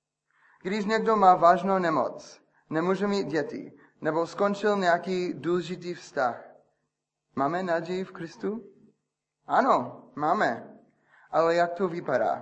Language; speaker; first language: Czech; non-native, fluent; English